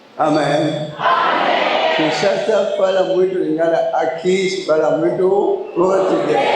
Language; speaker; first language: Portuguese; non-native, learner; Lingala